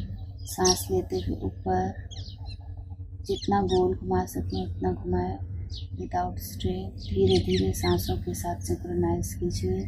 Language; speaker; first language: Hindi; native; Hindi